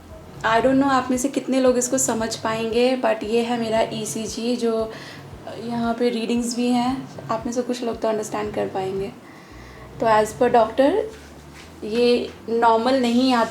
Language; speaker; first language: Hindi; native; Hindi